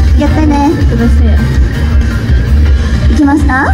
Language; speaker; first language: Japanese; native; Japanese